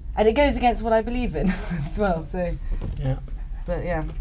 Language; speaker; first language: English; native; English